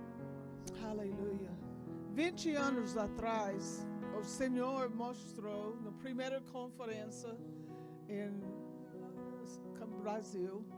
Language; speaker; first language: Portuguese; non-native, fluent; English